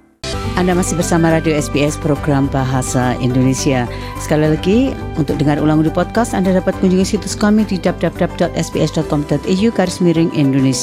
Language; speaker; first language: Indonesian; native; Indonesian